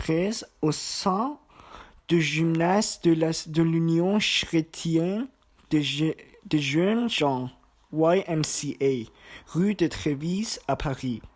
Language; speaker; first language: French; non-native, learner; German